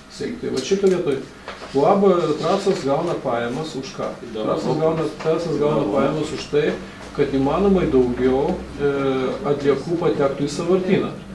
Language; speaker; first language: Lithuanian; native; Lithuanian